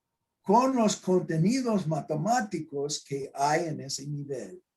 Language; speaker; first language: Spanish; non-native, fluent; English